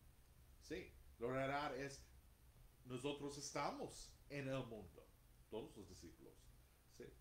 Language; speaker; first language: Spanish; non-native, fluent; English